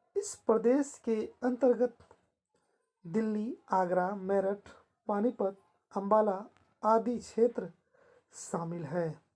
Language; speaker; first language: Hindi; native; Hindi